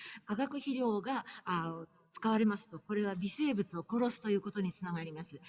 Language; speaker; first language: Japanese; native; Japanese